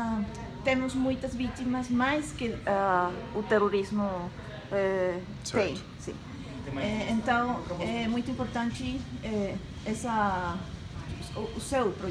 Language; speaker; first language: Portuguese; non-native, learner; Spanish